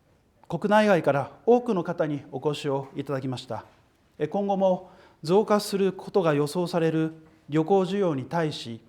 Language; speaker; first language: Japanese; native; Japanese